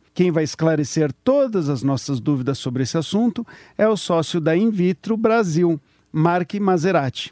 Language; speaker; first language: Portuguese; native; Portuguese